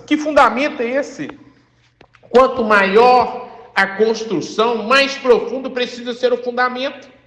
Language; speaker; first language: Portuguese; native; Portuguese